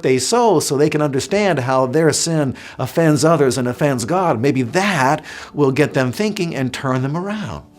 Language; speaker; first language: English; native; English